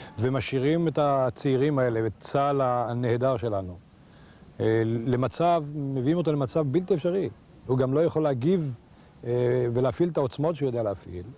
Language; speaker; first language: Hebrew; native; Hebrew